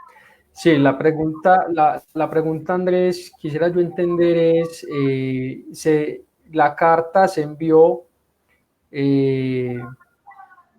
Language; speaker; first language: Spanish; native; Spanish